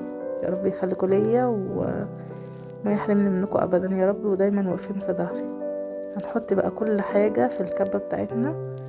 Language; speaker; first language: Arabic; native; Arabic